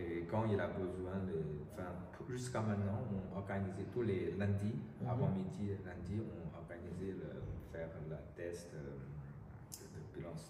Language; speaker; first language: French; non-native, learner; Chinese